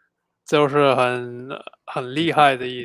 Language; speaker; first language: Chinese; non-native, fluent; English